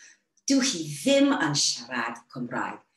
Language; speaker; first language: Welsh; non-native, learner; English